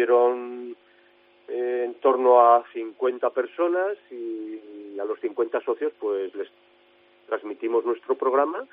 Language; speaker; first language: Spanish; native; Spanish